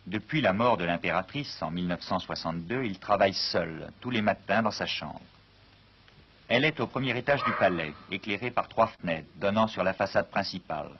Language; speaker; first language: French; native; French